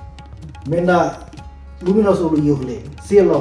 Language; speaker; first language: Finnish; non-native, fluent; Bangla